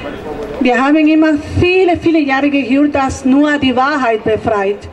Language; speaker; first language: German; non-native, fluent; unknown